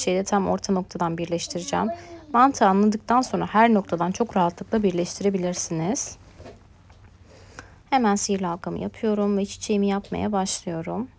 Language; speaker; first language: Turkish; native; Turkish